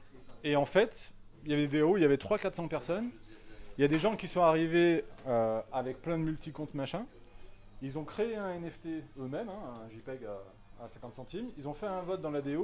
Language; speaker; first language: French; native; French